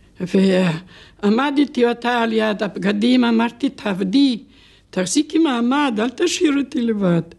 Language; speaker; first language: Hebrew; non-native, fluent; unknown